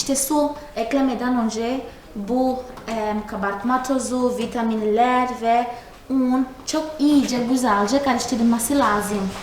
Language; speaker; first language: Turkish; non-native, fluent; Portuguese